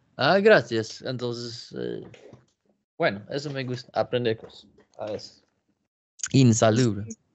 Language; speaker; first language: Spanish; non-native, learner; Swedish